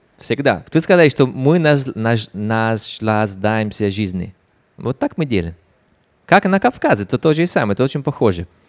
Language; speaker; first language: Russian; non-native, fluent; Italian